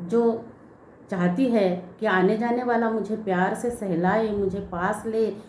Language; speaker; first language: Hindi; non-native, local second language; Marathi